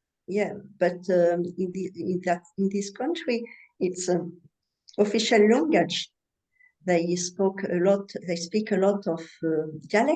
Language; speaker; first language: English; non-native, learner; French